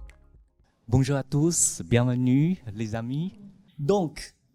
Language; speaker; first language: French; non-native, fluent; Chinese